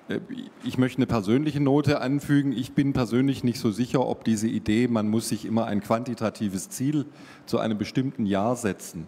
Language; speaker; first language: German; native; German